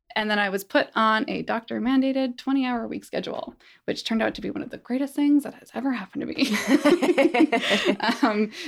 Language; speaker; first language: English; native; English